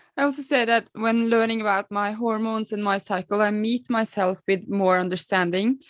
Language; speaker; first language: English; non-native, fluent; Norwegian